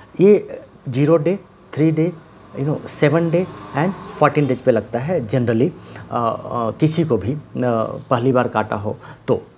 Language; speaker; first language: Hindi; native; Hindi